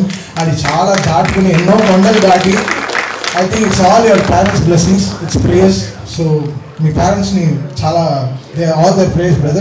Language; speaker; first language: Telugu; native; Telugu